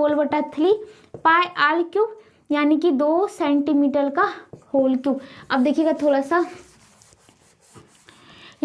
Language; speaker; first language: Hindi; native; Hindi